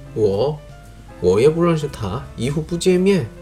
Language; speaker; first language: Chinese; non-native, learner; Korean